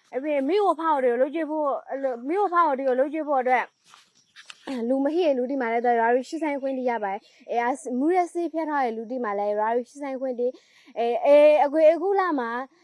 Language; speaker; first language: Burmese; native; Burmese